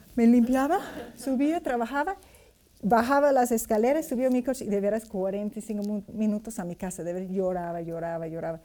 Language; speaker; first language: Spanish; non-native, fluent; English